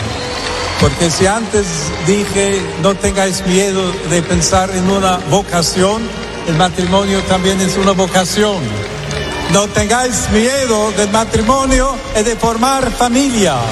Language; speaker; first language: Spanish; non-native, fluent; English